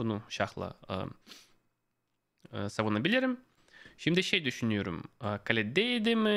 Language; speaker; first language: Turkish; non-native, fluent; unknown